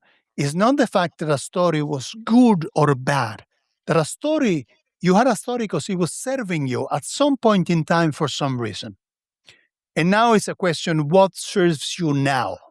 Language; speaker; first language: English; non-native, fluent; Italian